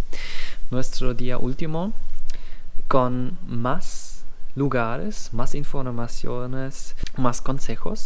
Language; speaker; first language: Spanish; non-native, learner; German